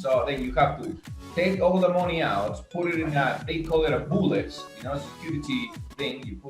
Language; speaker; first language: English; non-native, fluent; Spanish